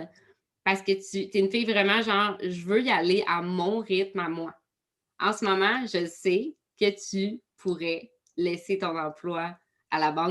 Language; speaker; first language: French; native; French